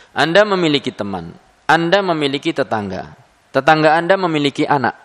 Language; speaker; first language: Indonesian; native; Indonesian